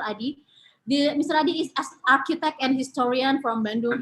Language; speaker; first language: English; non-native, fluent; Indonesian